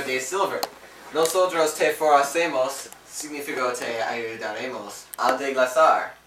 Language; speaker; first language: Spanish; non-native, learner; English